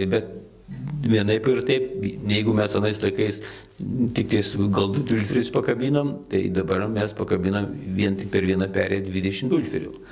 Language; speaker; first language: Lithuanian; native; Lithuanian